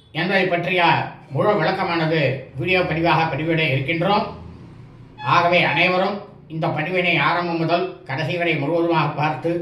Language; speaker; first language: Tamil; native; Tamil